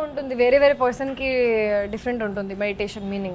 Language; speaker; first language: Telugu; non-native, local second language; Hindi